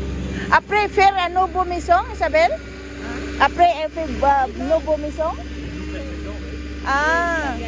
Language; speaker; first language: French; non-native, learner; Filipino